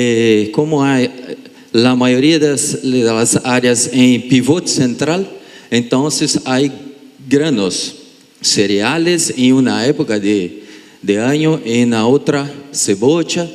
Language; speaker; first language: Spanish; non-native, learner; Portuguese